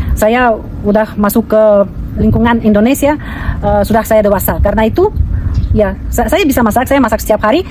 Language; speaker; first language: Indonesian; non-native, fluent; Russian